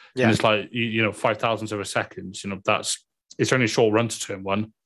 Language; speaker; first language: English; native; English